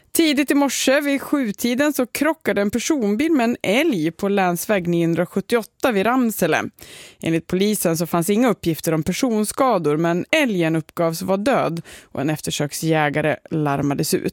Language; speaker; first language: Swedish; native; Swedish